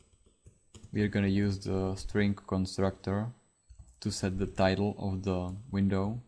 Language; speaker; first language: English; non-native, fluent; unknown